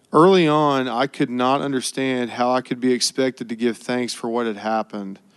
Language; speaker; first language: English; native; English